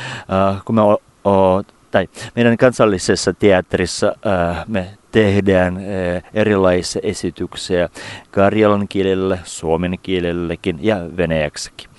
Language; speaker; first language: Finnish; non-native, fluent; Russian